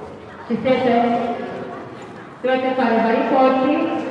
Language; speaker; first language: Italian; native; Italian